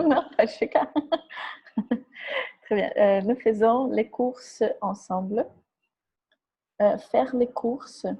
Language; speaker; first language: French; non-native, fluent; Portuguese